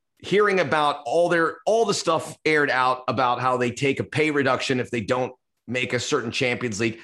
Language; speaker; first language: English; early bilingual, other home language; Spanish